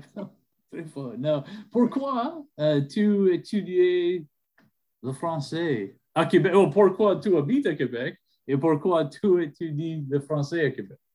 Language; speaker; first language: French; non-native, learner; English